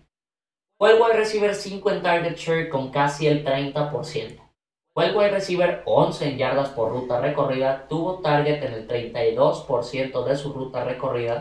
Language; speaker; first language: Spanish; native; Spanish